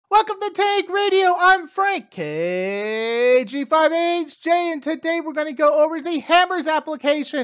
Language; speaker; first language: English; native; English